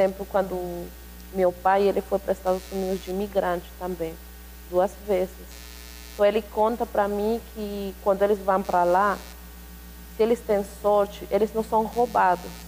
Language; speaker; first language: Portuguese; non-native, fluent; Spanish